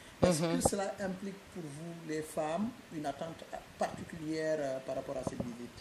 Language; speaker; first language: French; non-native, local second language; Wolof